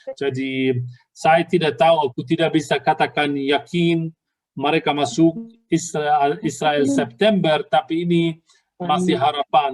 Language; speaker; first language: Indonesian; non-native, fluent; Arabic